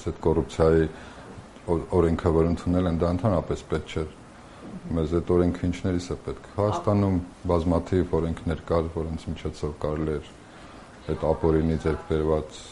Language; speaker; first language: Armenian; native; Armenian